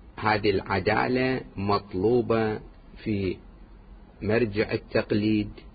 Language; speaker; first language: Arabic; native; Arabic